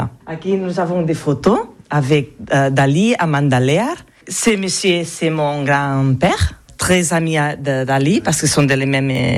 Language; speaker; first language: French; non-native, learner; Catalan